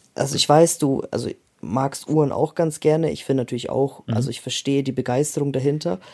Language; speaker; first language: German; early bilingual, other home language; Russian